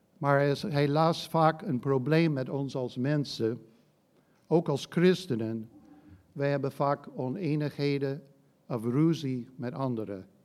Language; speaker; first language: Dutch; non-native, fluent; English